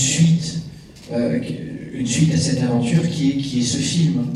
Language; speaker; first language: French; native; French